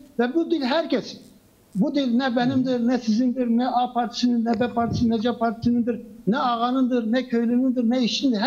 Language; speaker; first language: Turkish; non-native, local second language; Kurdish